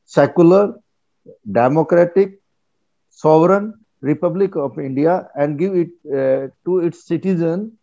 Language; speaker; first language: Hindi; native; Hindi